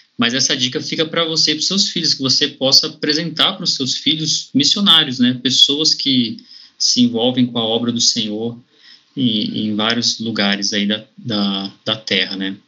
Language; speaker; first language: Portuguese; native; Portuguese